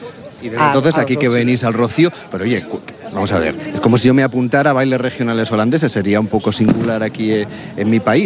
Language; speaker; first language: Spanish; native; Spanish